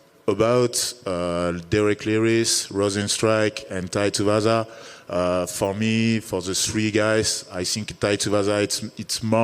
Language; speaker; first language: English; non-native, learner; French